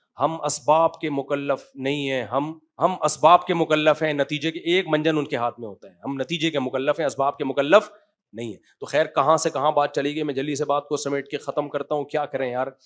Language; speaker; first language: Urdu; native; Urdu